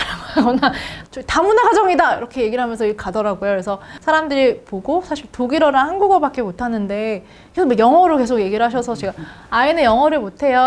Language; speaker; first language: Korean; native; Korean